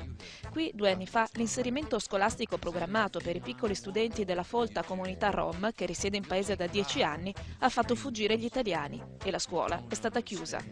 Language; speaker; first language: Italian; native; Italian